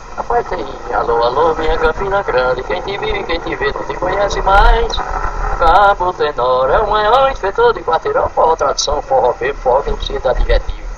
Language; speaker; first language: Portuguese; native; Portuguese